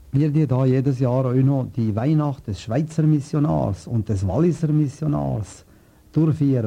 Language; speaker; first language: German; native; German